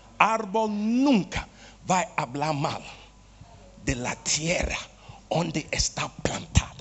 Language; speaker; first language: Spanish; non-native, learner; Portuguese